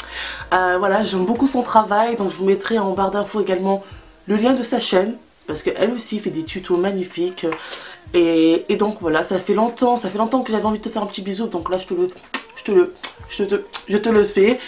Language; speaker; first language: French; native; French